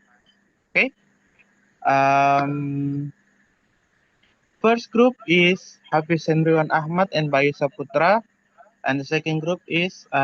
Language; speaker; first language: English; non-native, learner; Indonesian